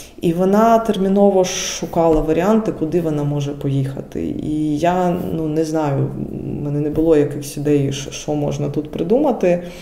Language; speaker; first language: Ukrainian; non-native, local second language; Russian